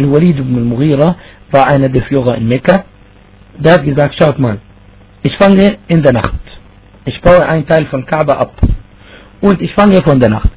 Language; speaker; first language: German; non-native, fluent; Arabic